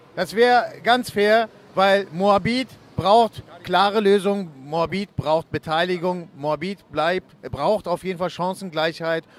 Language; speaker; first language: German; early bilingual, other home language; Turkish